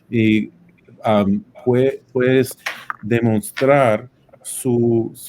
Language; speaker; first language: Spanish; non-native, fluent; English